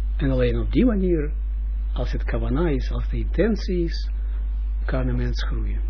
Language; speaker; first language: Dutch; non-native, fluent; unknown